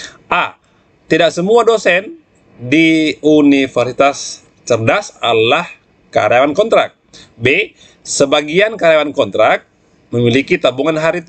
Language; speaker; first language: Indonesian; native; Indonesian